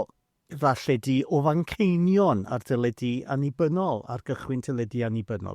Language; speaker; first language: Welsh; non-native, fluent; English